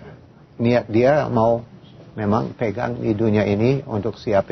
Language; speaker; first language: Indonesian; non-native, fluent; English